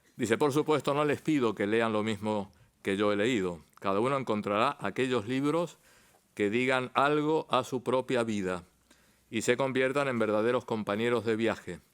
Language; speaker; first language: Spanish; native; Spanish